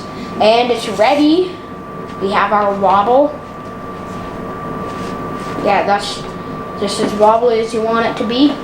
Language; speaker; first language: English; native; English